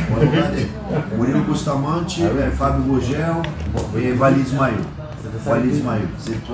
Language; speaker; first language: French; non-native, learner; Portuguese